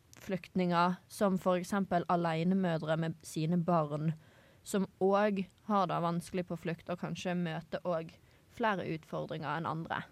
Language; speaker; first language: Norwegian; native; Norwegian